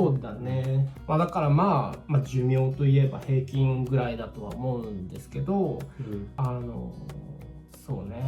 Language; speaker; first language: Japanese; native; Japanese